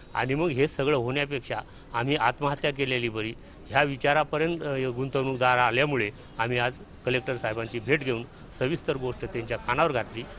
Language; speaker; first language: Marathi; native; Marathi